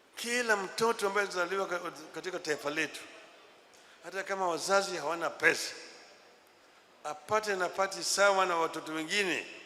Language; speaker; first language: Swahili; non-native, local second language; Luo (Kenya and Tanzania)